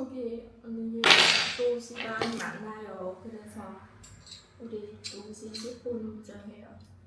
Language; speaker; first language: Korean; non-native, learner; Vietnamese